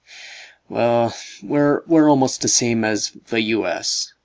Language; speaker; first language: English; native; English